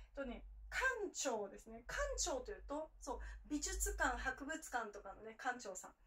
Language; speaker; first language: Japanese; native; Japanese